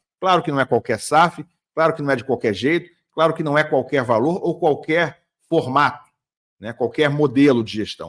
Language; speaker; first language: Portuguese; native; Portuguese